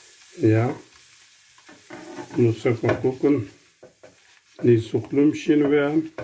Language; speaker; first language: German; non-native, learner; Urdu